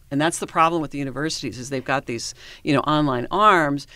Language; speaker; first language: English; native; English